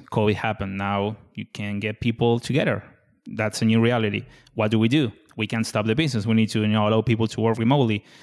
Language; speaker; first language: English; non-native, fluent; Spanish